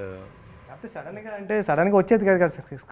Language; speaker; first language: Telugu; native; Telugu